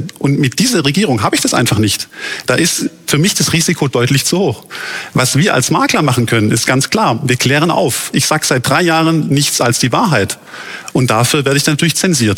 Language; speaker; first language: German; native; German